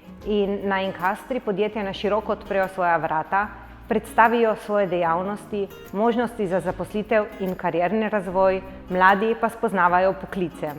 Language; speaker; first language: Slovenian; native; Slovenian